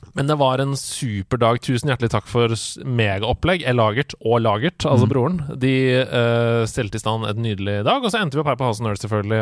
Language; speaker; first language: Norwegian; native; Norwegian